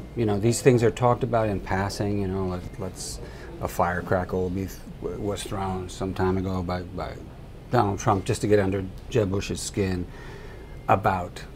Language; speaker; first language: English; early bilingual, other home language; Spanish